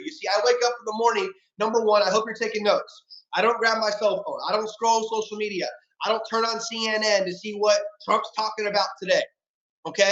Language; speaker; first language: English; native; English